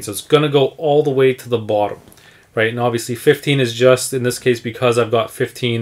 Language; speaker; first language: English; native; English